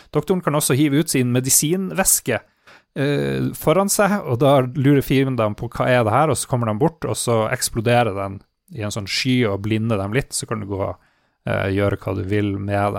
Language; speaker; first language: Norwegian; native; Norwegian